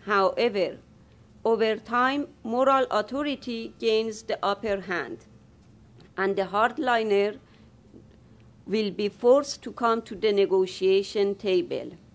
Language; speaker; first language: English; non-native, fluent; Persian